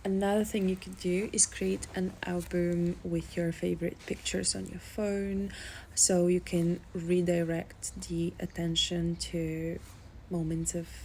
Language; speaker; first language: English; non-native, fluent; Bulgarian